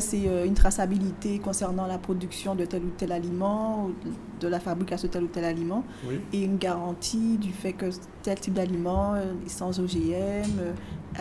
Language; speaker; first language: French; native; French